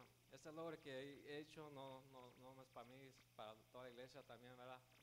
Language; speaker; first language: Spanish; early bilingual, heritage; Spanish